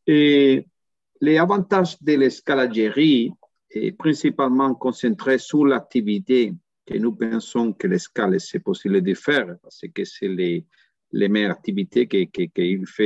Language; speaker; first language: French; non-native, learner; Spanish